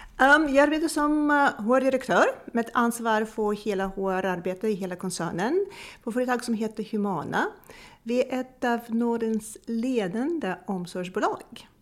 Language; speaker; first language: Swedish; non-native, fluent; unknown